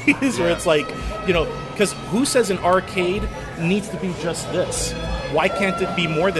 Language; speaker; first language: English; native; English